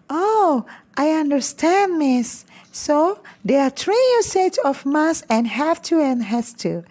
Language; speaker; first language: English; non-native, learner; Indonesian